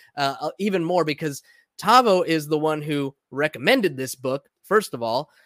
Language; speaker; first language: English; early bilingual, other home language; Spanish